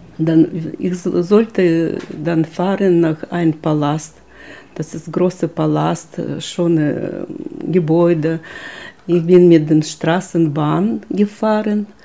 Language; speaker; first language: German; non-native, learner; Russian